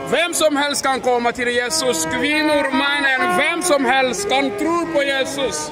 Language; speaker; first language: Swedish; non-native, learner; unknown